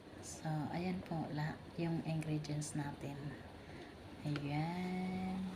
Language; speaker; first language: Filipino; native; Filipino